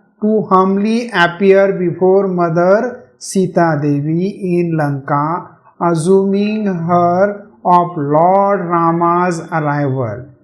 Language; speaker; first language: English; non-native, local second language; Hindi